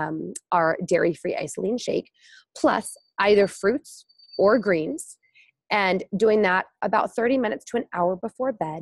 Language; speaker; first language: English; native; English